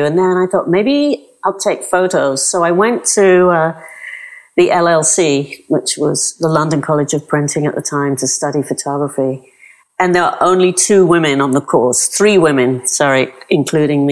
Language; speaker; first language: English; native; English